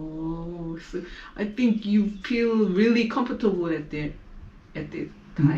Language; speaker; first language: English; non-native, learner; Korean